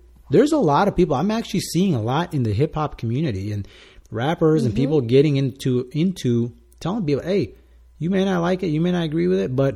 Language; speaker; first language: English; non-native, fluent; Spanish